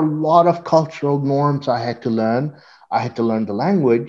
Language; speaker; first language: English; non-native, local second language; Urdu